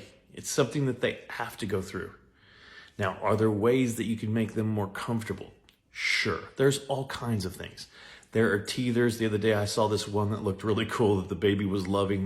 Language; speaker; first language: English; native; English